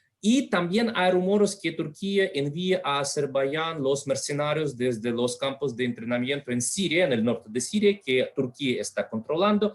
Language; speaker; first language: Spanish; non-native, fluent; Russian